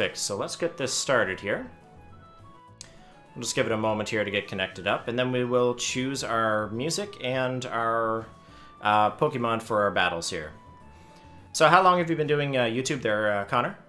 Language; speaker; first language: English; native; English